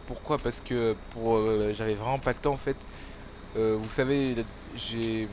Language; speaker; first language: French; native; French